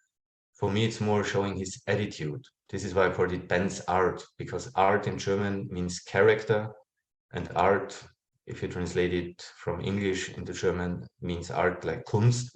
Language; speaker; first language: English; non-native, fluent; German